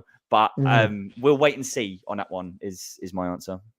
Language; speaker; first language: English; native; English